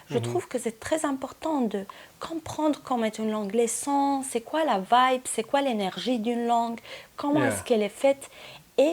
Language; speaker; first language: French; non-native, local second language; Arabic